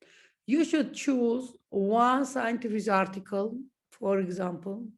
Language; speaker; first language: English; non-native, learner; Georgian